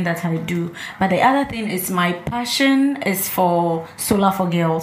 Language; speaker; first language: English; non-native, local second language; Ewe